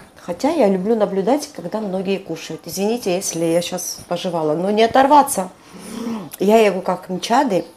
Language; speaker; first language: Russian; non-native, local second language; Georgian